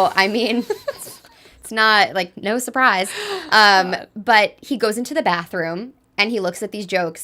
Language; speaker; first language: English; native; English